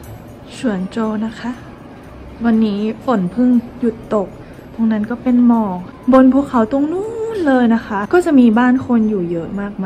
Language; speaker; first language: Thai; native; Thai